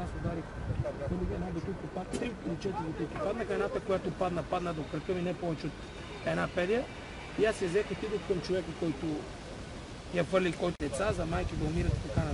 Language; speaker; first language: Bulgarian; native; Bulgarian